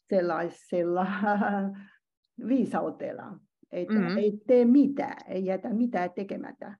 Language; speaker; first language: Finnish; non-native, learner; Chinese